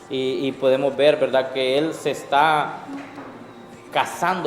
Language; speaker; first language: Spanish; native; Spanish